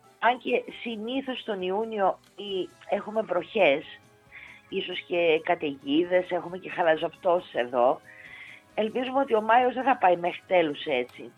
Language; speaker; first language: Greek; native; Greek